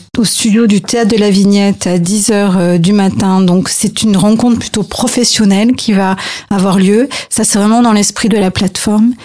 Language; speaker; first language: French; native; French